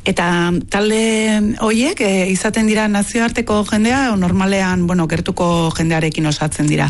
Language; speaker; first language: Basque; native; Basque